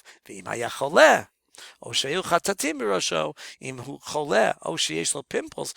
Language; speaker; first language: Hebrew; non-native, fluent; English